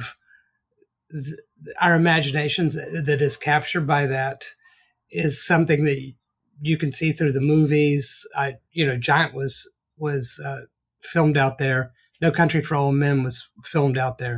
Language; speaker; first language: English; native; English